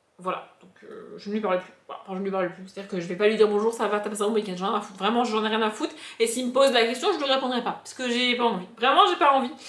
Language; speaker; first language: French; native; French